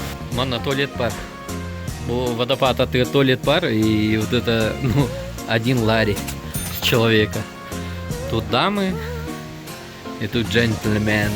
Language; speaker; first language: Russian; native; Russian